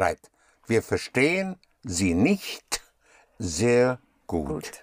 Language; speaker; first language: German; non-native, fluent; English